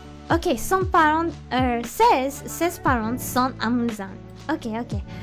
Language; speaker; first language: French; non-native, learner; Spanish